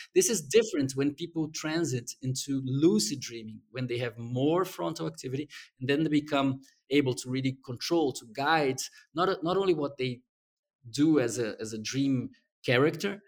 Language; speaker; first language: English; non-native, fluent; Portuguese